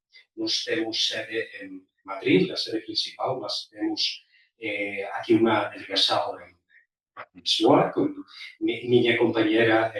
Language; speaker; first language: Portuguese; non-native, learner; Galician